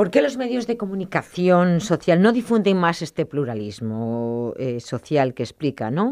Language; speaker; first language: Spanish; native; Spanish